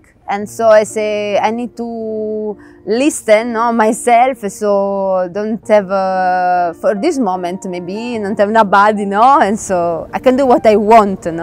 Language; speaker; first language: English; non-native, learner; Italian